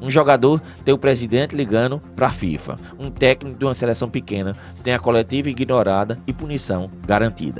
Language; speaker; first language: Portuguese; native; Portuguese